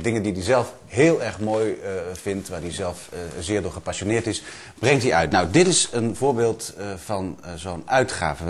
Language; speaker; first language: Dutch; native; Dutch